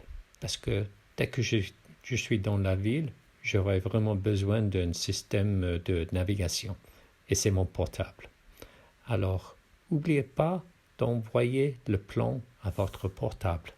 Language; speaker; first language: French; non-native, fluent; English